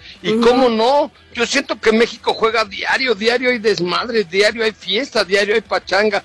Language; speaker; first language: Spanish; native; Spanish